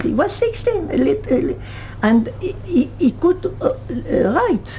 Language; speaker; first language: English; non-native, learner; French